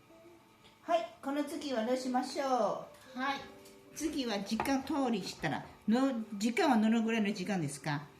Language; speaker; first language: Japanese; non-native, fluent; Chinese